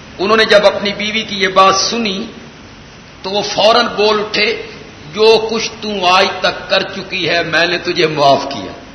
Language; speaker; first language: Urdu; non-native, local second language; Punjabi